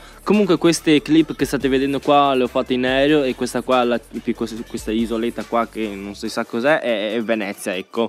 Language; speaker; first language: Italian; early bilingual, other home language; Chinese